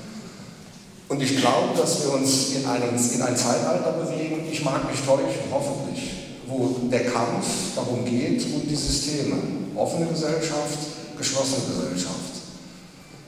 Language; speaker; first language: German; native; German